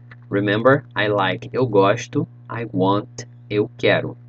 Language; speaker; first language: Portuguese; non-native, fluent; English